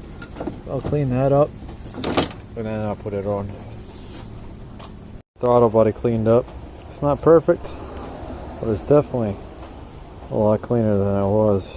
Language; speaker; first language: English; native; English